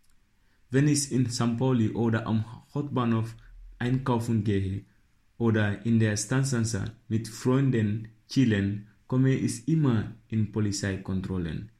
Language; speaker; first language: German; non-native, learner; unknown